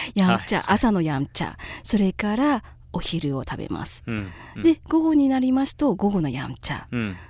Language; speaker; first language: Japanese; non-native, fluent; Chinese